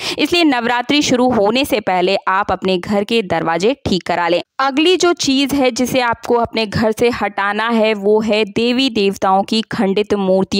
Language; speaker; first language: Hindi; native; Hindi